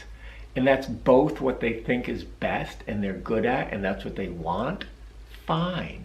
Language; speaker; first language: English; native; English